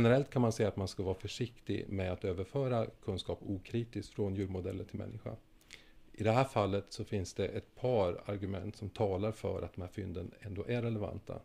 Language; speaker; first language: Swedish; native; Swedish